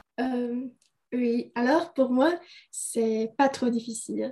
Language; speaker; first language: French; non-native, learner; Indonesian